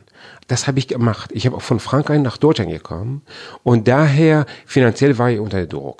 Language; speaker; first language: German; non-native, fluent; Persian